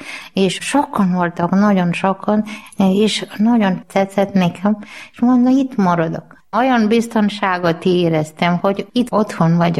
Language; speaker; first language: Hungarian; non-native, learner; Malayalam